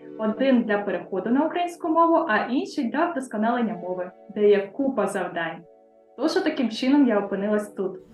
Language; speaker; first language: Ukrainian; non-native, local second language; Russian